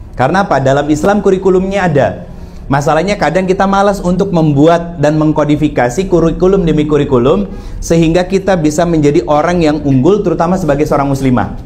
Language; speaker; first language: Indonesian; native; Indonesian